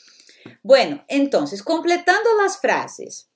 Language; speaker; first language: Spanish; non-native, fluent; Portuguese